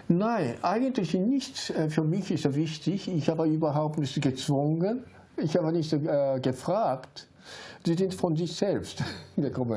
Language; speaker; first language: German; non-native, learner; Japanese